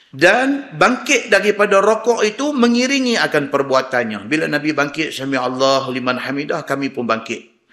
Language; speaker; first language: Malay; native; Malay